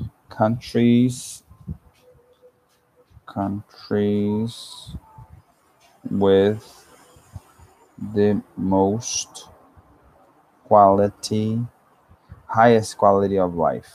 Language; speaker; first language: English; non-native, fluent; Portuguese